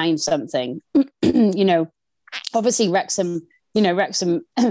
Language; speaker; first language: English; native; English